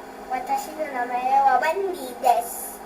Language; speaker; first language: Japanese; non-native, learner; Vietnamese